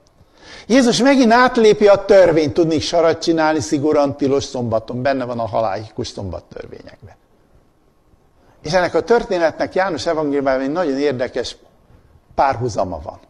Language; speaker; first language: Hungarian; native; Hungarian